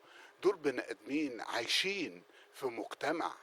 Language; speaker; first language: Arabic; native; Arabic